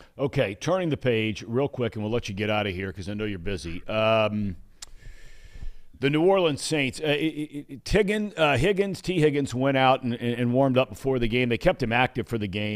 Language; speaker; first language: English; native; English